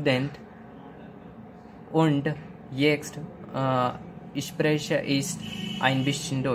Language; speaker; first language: German; non-native, learner; Hindi